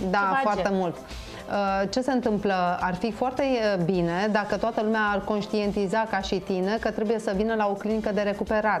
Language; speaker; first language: Romanian; native; Romanian